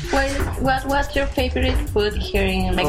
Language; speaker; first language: English; non-native, learner; Spanish